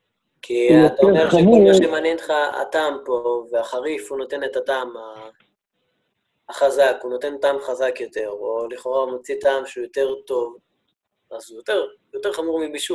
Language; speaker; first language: Hebrew; native; Hebrew